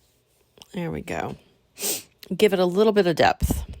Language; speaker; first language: English; native; English